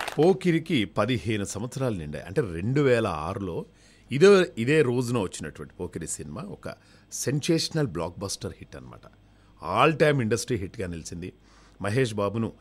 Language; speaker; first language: Telugu; native; Telugu